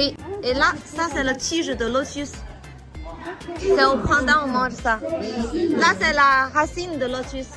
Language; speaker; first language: French; non-native, fluent; Chinese